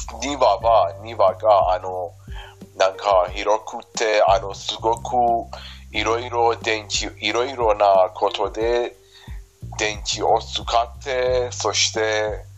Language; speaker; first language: Japanese; non-native, fluent; Persian